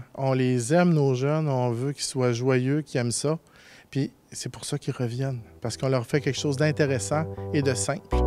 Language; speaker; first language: French; native; French